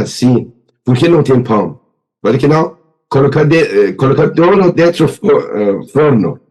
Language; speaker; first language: Portuguese; non-native, learner; Persian